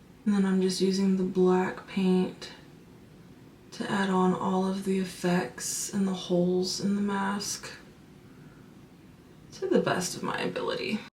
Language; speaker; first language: English; native; English